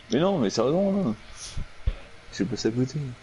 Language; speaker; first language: French; native; French